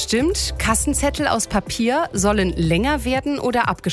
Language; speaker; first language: German; native; German